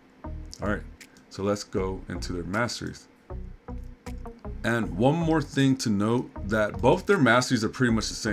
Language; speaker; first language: English; native; English